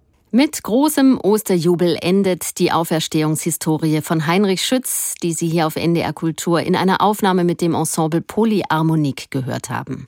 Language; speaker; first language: German; native; German